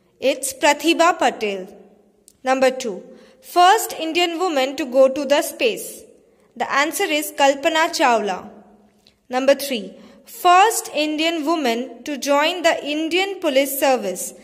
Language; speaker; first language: English; non-native, local second language; Bangla